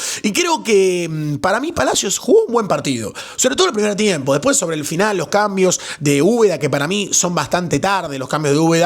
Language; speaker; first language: Spanish; native; Spanish